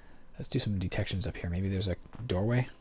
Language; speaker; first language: English; native; English